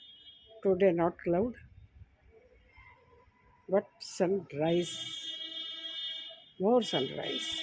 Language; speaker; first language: English; non-native, learner; Hindi